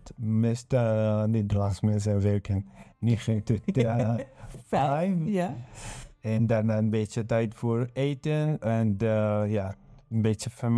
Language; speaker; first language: Dutch; non-native, learner; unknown